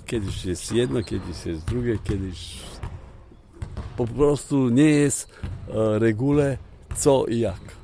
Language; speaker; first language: Polish; non-native, fluent; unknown